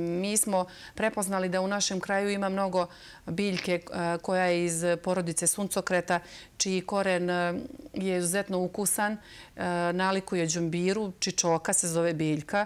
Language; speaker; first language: Serbian; native; Serbian